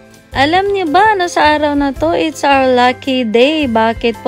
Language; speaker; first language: Filipino; native; Filipino